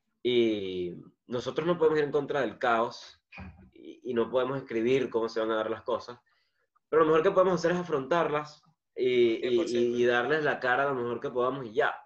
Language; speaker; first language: Spanish; native; Spanish